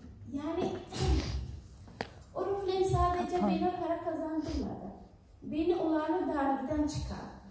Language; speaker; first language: Turkish; non-native, learner; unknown